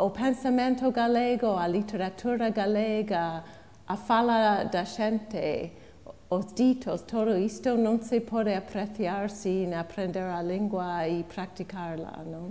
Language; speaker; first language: Galician; non-native, fluent; English